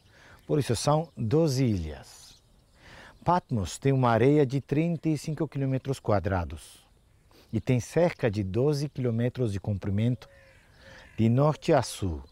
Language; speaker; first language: Portuguese; non-native, fluent; Turkish